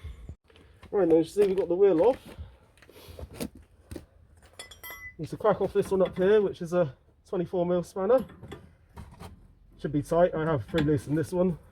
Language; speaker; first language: English; native; English